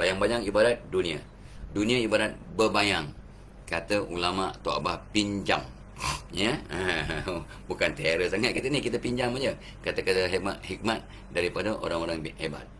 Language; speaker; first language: Malay; native; Malay